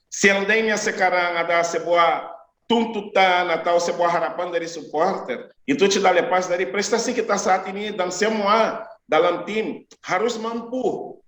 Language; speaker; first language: Malay; non-native, fluent; Portuguese